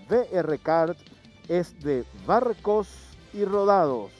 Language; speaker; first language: Spanish; native; Spanish